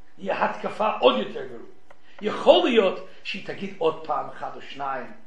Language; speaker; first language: Hebrew; non-native, fluent; English